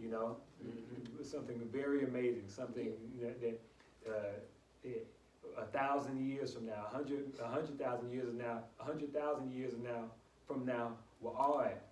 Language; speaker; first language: English; native; English